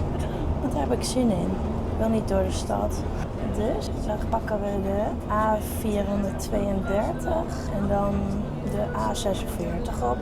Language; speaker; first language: Dutch; native; Dutch